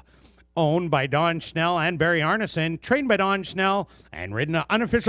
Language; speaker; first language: English; native; English